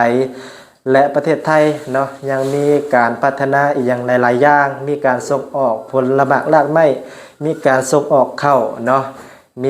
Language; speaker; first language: Thai; non-native, local second language; Lao